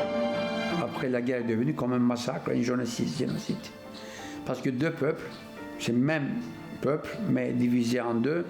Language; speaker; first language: French; non-native, fluent; Turkish